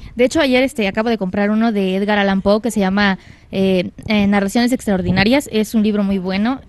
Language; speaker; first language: Spanish; native; Spanish